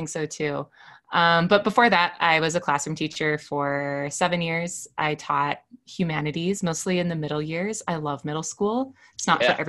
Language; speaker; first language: English; native; English